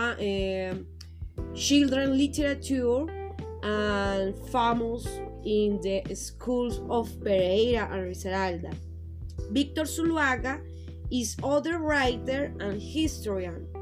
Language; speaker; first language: English; non-native, learner; Spanish